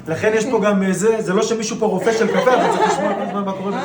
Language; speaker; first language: Hebrew; native; Hebrew